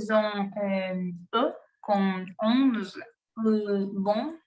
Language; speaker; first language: French; non-native, learner; Spanish